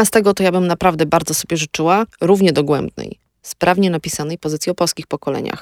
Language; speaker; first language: Polish; native; Polish